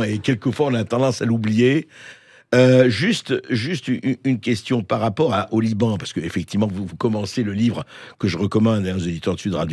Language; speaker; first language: French; native; French